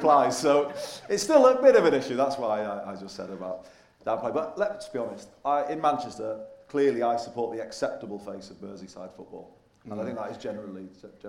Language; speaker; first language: English; native; English